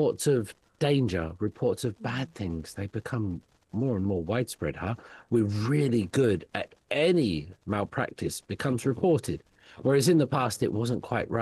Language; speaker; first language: English; native; English